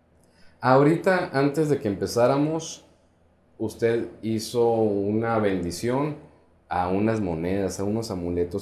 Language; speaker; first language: Spanish; native; Spanish